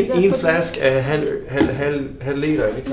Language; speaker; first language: Danish; non-native, learner; English